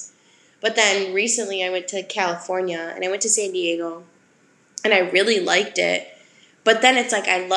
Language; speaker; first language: English; native; English